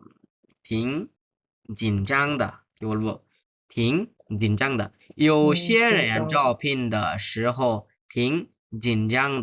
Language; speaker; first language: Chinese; non-native, fluent; Bangla